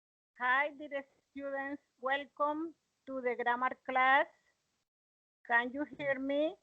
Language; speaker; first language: English; non-native, learner; Spanish